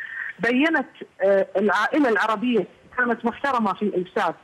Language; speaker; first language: Arabic; native; Arabic